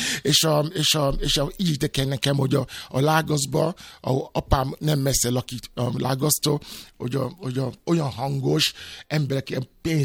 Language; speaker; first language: Hungarian; non-native, fluent; Yoruba